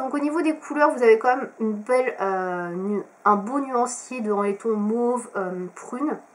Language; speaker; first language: French; native; French